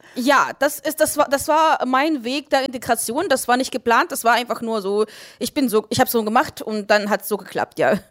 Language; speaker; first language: German; non-native, fluent; Russian